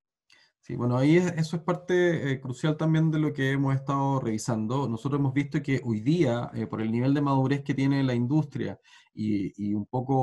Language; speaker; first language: Spanish; native; Spanish